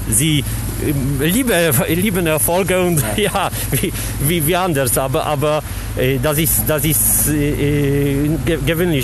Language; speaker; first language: German; non-native, learner; Polish